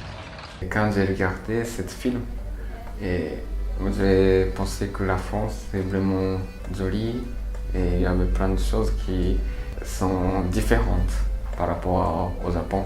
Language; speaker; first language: French; non-native, learner; Japanese